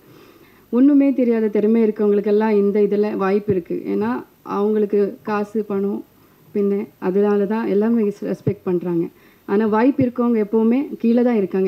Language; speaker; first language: Tamil; non-native, fluent; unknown